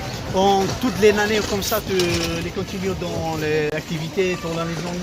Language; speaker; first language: French; non-native, learner; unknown